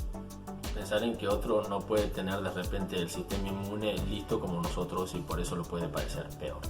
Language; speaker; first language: Spanish; native; Spanish